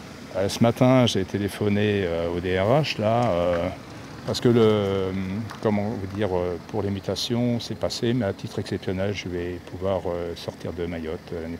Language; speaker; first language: French; native; French